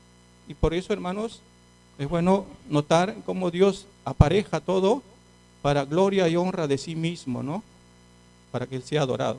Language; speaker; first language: Spanish; native; Spanish